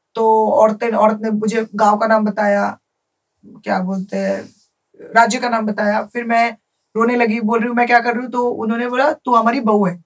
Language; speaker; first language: Hindi; non-native, local second language; Bangla